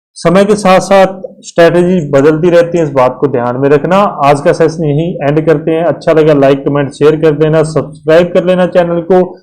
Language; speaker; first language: Hindi; native; Hindi